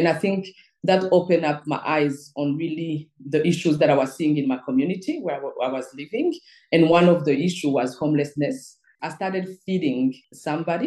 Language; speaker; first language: English; non-native, local second language; Kinyarwanda